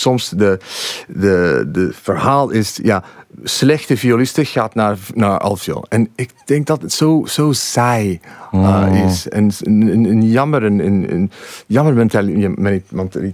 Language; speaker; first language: Dutch; non-native, fluent; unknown